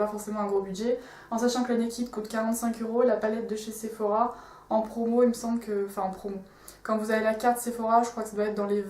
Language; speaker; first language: French; native; French